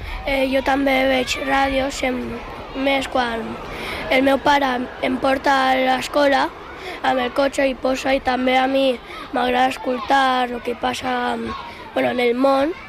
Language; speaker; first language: Catalan; non-native, local second language; Spanish